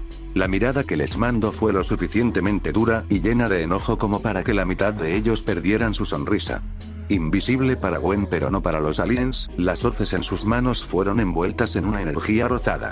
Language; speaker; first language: Spanish; native; Spanish